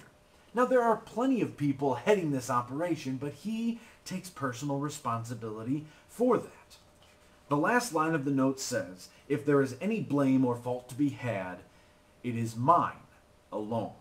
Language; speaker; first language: English; native; English